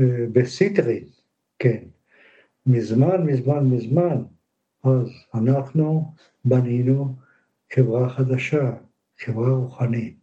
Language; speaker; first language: Hebrew; non-native, fluent; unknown